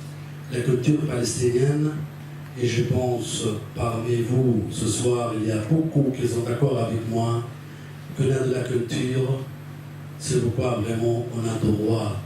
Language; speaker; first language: French; non-native, fluent; Arabic